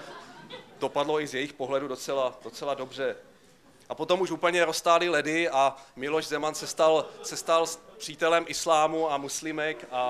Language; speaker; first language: Czech; native; Czech